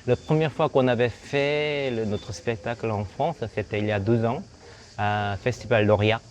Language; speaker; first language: French; non-native, fluent; Korean